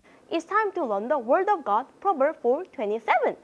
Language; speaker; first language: English; non-native, fluent; Korean